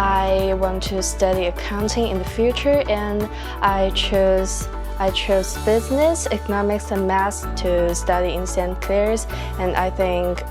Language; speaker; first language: English; non-native, fluent; Chinese